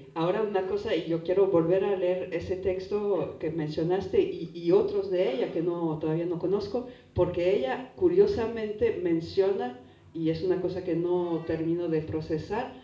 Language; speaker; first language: Spanish; non-native, fluent; French